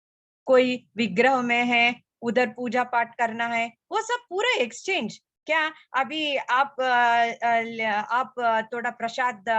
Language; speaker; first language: Hindi; non-native, local second language; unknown